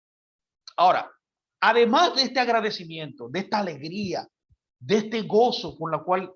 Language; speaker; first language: Spanish; native; Spanish